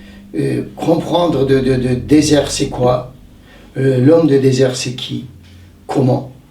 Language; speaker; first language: French; non-native, learner; Turkish